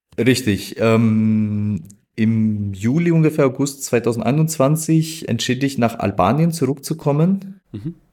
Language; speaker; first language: German; non-native, fluent; Albanian